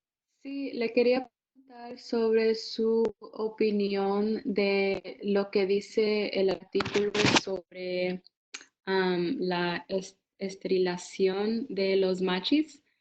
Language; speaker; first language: Spanish; non-native, fluent; English